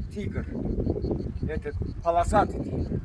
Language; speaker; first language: Russian; non-native, learner; Turkmen